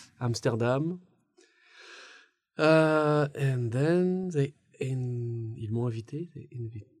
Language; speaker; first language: English; non-native, learner; French